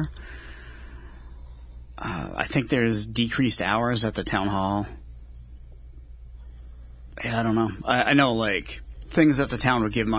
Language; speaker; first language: English; native; English